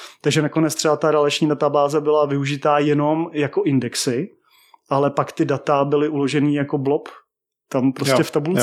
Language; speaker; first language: Czech; native; Czech